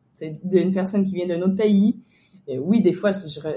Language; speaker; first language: French; native; French